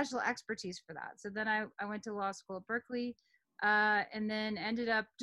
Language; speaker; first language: English; native; English